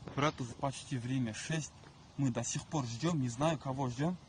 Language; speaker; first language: Russian; non-native, local second language; Kazakh